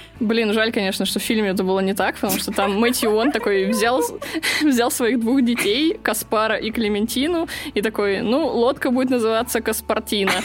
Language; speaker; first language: Russian; native; Russian